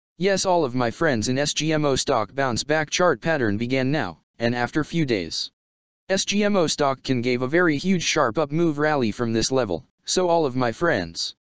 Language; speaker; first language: English; non-native, local second language; Hindi